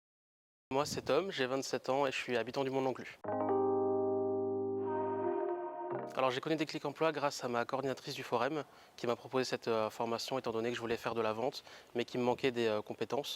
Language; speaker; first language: French; native; French